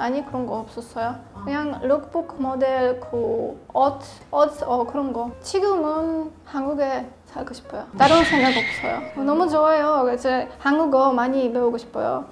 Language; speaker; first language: Korean; non-native, learner; Polish